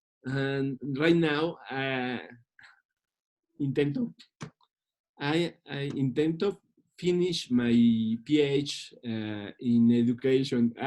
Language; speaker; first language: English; non-native, learner; Spanish